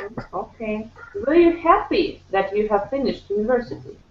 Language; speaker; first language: English; non-native, fluent; Russian